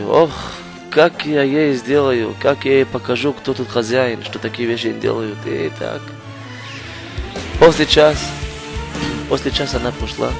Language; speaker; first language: Russian; non-native, learner; Hebrew